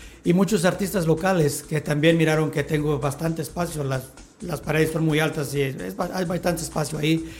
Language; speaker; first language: Spanish; native; Spanish